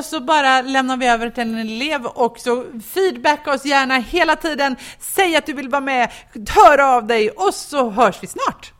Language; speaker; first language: Swedish; native; Swedish